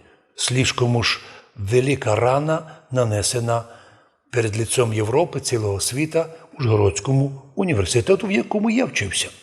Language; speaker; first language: Ukrainian; non-native, local second language; Rusyn